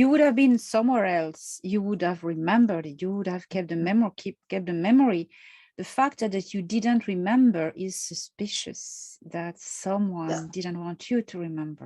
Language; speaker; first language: English; non-native, fluent; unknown